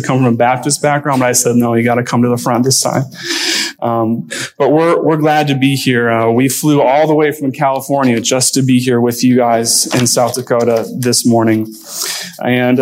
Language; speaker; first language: English; native; English